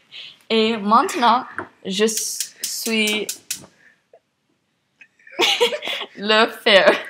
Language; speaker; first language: French; non-native, learner; English